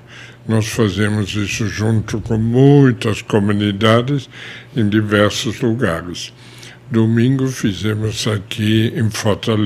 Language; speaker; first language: Portuguese; non-native, fluent; German